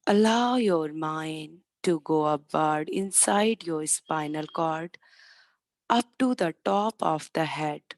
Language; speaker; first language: English; non-native, local second language; Hindi